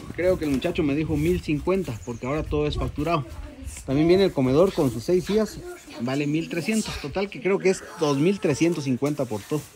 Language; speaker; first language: Spanish; native; Spanish